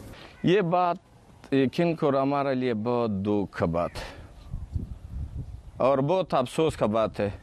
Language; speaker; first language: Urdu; non-native, local second language; Pashto